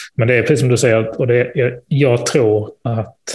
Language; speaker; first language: Swedish; native; Swedish